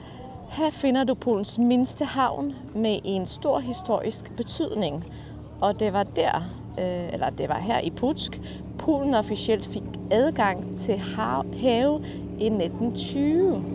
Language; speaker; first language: Danish; non-native, fluent; Polish